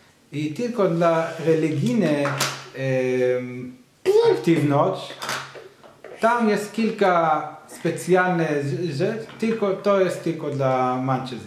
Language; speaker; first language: Polish; non-native, learner; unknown